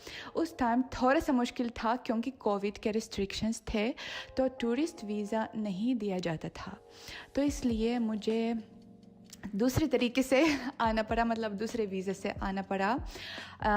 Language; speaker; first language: Hindi; non-native, fluent; Russian